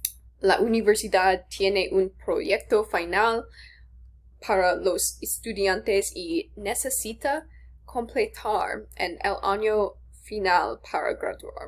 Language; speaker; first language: Spanish; non-native, learner; English